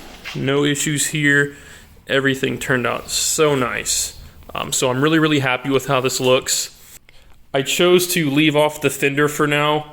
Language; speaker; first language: English; native; English